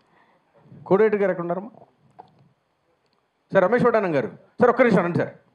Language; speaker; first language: Telugu; native; Telugu